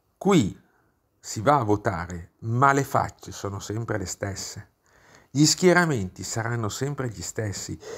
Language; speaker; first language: Italian; native; Italian